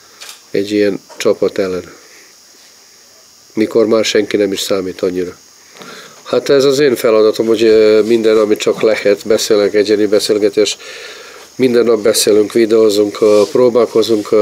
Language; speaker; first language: Hungarian; non-native, fluent; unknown